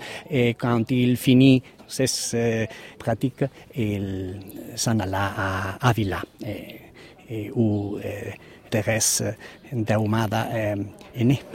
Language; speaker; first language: French; non-native, fluent; Spanish